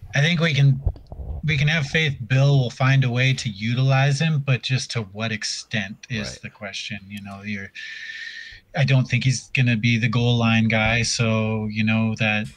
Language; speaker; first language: English; native; English